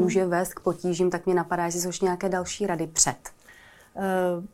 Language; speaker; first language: Czech; native; Czech